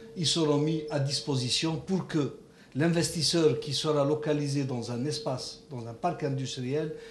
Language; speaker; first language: French; non-native, local second language; Arabic